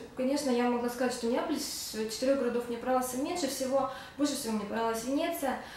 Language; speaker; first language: Russian; native; Russian